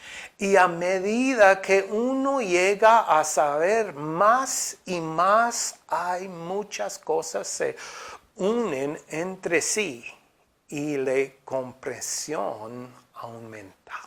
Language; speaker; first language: Spanish; non-native, fluent; English